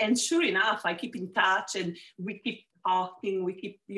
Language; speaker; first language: English; non-native, fluent; Italian